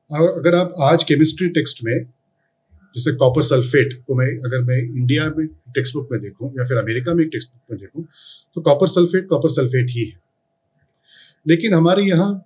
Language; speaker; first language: Hindi; non-native, local second language; Tamil